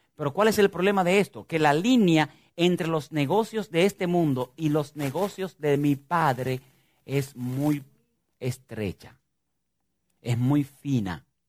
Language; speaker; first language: Spanish; native; Spanish